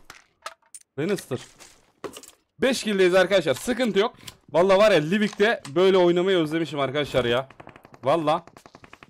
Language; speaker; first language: Turkish; native; Turkish